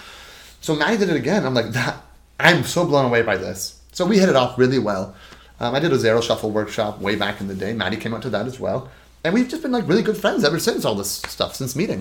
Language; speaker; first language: English; native; English